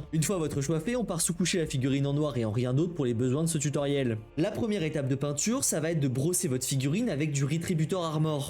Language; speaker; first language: French; native; French